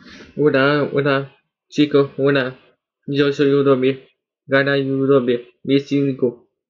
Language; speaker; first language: Spanish; non-native, learner; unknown